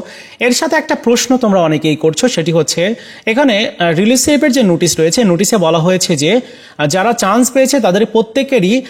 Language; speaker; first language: Bangla; native; Bangla